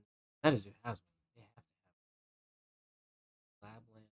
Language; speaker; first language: English; native; English